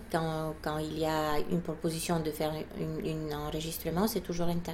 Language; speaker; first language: French; non-native, fluent; Bulgarian